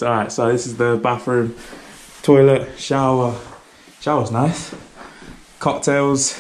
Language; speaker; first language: English; native; English